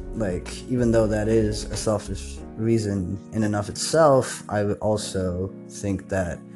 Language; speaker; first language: English; non-native, local second language; Nepali